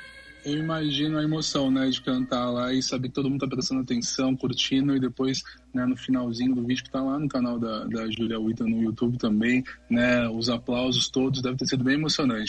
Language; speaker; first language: Portuguese; native; Portuguese